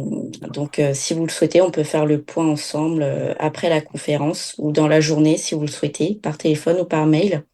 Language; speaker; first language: French; native; French